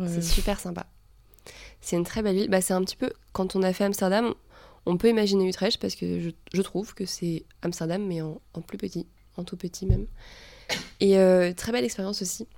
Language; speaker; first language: French; native; French